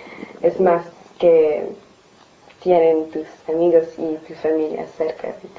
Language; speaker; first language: Spanish; non-native, learner; English